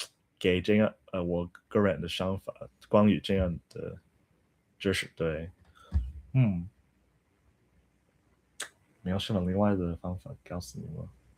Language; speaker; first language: Chinese; non-native, learner; English